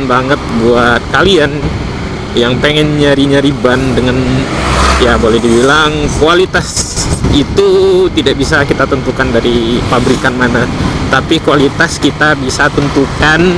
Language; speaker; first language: Indonesian; native; Indonesian